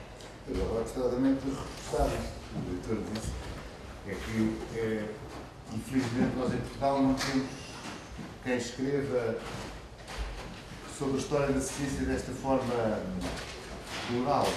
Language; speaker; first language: Portuguese; native; Portuguese